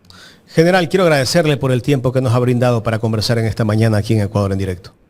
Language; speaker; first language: Spanish; native; Spanish